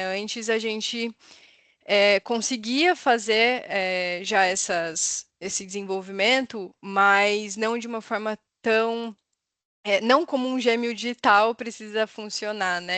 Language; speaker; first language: Portuguese; native; Portuguese